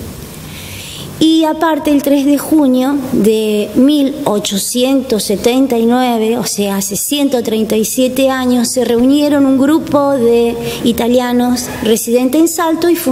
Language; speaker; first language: Spanish; native; Spanish